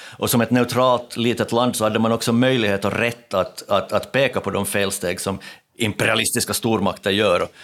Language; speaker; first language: Swedish; native; Swedish